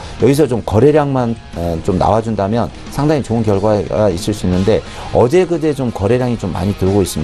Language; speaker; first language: Korean; native; Korean